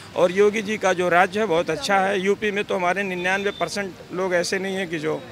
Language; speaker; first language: Hindi; native; Hindi